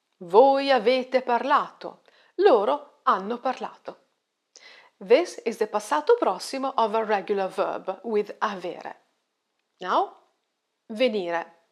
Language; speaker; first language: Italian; native; Italian